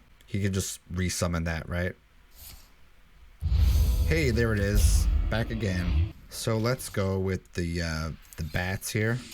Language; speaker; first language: English; native; English